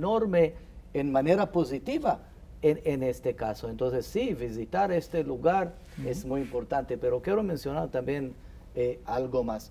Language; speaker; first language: Spanish; non-native, fluent; Hebrew